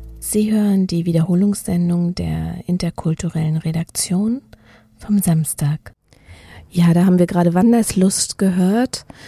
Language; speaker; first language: German; native; German